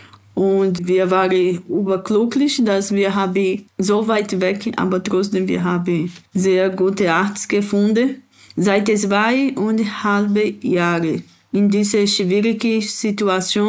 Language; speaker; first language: German; non-native, learner; Portuguese